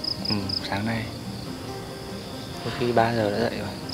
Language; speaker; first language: Vietnamese; native; Vietnamese